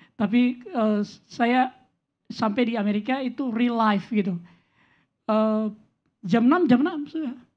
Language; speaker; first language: Indonesian; native; Indonesian